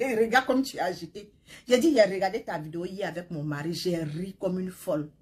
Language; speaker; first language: French; non-native, local second language; Baoulé